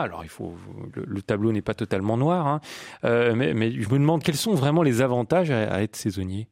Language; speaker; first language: French; native; French